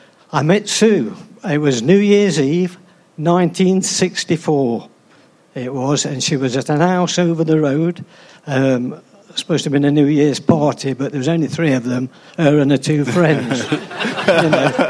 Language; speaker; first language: English; native; English